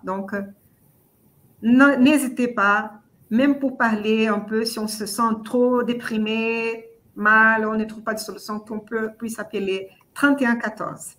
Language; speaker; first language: French; non-native, fluent; Portuguese